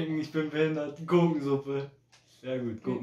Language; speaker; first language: German; early bilingual, heritage; Polish